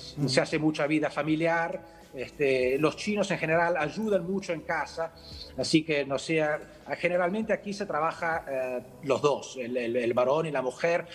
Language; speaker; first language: Spanish; early bilingual, heritage; Spanish